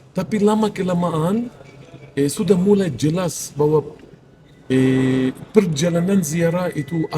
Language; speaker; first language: Indonesian; non-native, fluent; Arabic